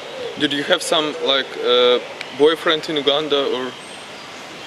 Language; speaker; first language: English; non-native, learner; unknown